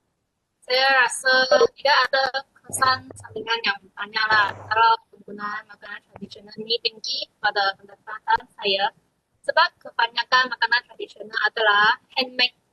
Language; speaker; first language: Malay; non-native, local second language; Chinese